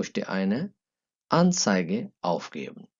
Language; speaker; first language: German; non-native, fluent; Urdu